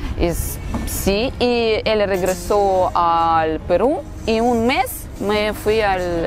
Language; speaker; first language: Spanish; non-native, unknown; Russian